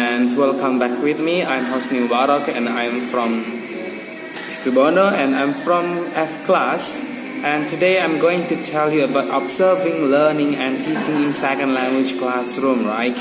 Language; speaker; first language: English; non-native, learner; Indonesian